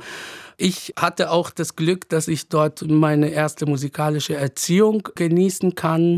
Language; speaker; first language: German; non-native, fluent; Arabic